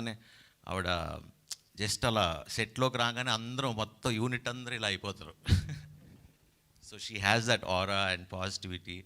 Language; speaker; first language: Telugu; native; Telugu